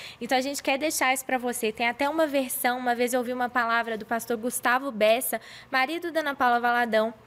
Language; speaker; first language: Portuguese; native; Portuguese